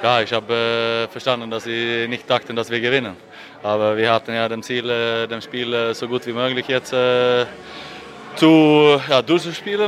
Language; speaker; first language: German; non-native, fluent; Swedish